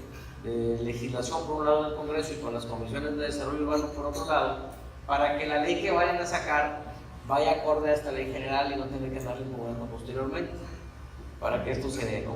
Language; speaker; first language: Spanish; native; Spanish